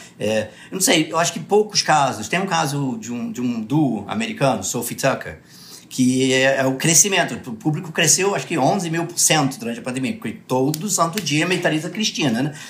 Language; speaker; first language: Portuguese; early bilingual, other home language; English